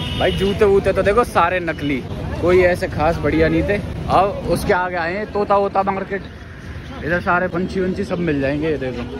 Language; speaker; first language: Hindi; native; Hindi